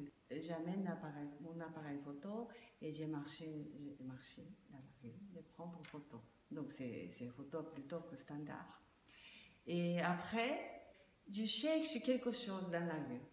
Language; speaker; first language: French; non-native, learner; Japanese